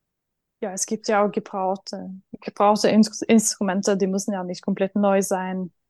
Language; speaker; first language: German; non-native, fluent; Norwegian